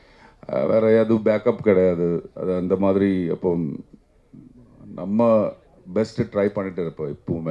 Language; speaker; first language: Tamil; non-native, learner; Malayalam